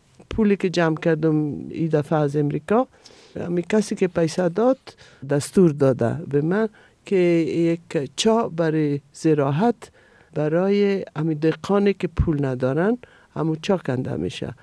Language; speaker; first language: Persian; non-native, fluent; Italian